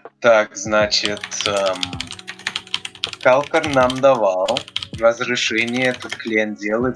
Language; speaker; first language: Russian; early bilingual, heritage; Russian